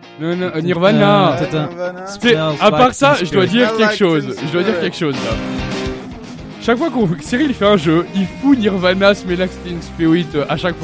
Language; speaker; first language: French; native; French